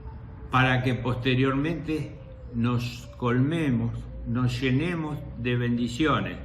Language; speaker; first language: Spanish; native; Spanish